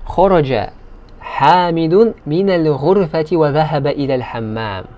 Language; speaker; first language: Arabic; non-native, fluent; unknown